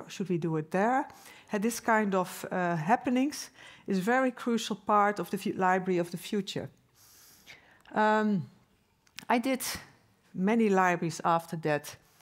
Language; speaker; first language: English; non-native, fluent; Dutch